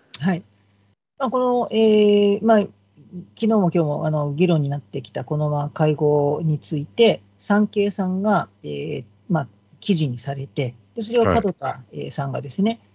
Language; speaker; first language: Japanese; native; Japanese